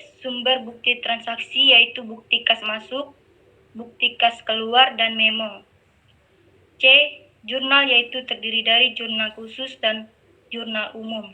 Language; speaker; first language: Indonesian; native; Indonesian